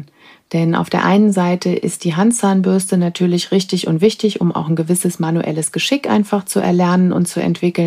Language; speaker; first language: German; native; German